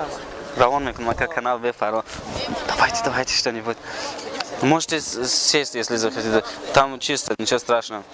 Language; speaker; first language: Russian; non-native, local second language; Tajik